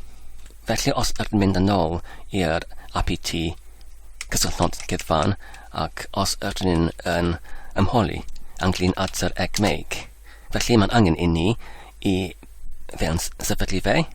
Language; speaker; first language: Welsh; non-native, learner; English